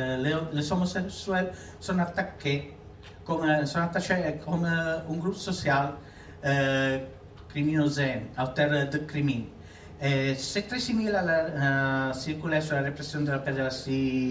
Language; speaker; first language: French; non-native, learner; Italian